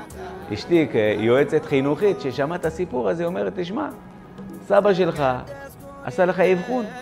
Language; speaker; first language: Hebrew; non-native, fluent; Amharic